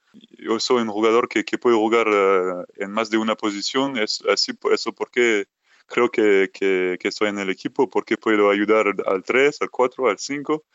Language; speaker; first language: Spanish; non-native, fluent; French